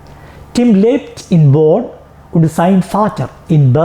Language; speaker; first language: German; non-native, fluent; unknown